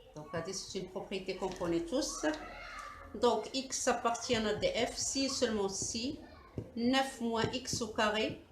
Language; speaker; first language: French; non-native, local second language; Arabic